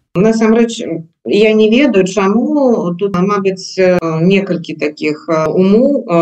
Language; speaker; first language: Belarusian; non-native, local second language; Russian